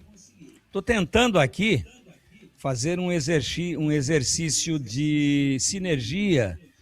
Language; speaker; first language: Portuguese; native; Portuguese